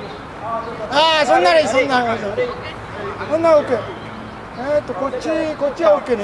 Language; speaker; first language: Japanese; native; Japanese